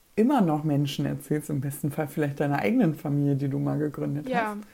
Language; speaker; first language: German; early bilingual, other home language; Polish